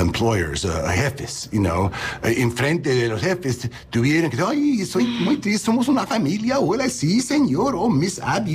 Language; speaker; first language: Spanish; non-native, learner; English